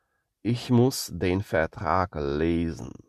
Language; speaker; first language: German; non-native, fluent; Polish